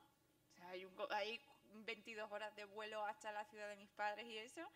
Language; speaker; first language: Spanish; early bilingual, other home language; Chinese